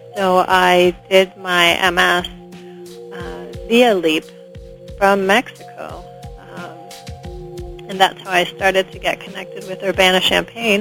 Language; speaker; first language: English; native; English